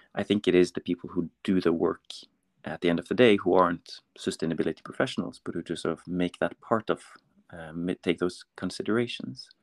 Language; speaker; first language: English; non-native, fluent; Norwegian